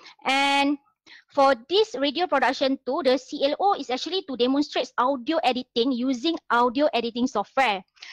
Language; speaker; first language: English; non-native, local second language; Malay